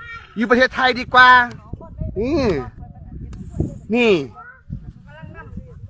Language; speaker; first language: Thai; non-native, learner; Khmer